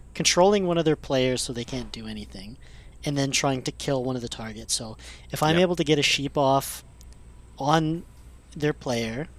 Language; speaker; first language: English; native; English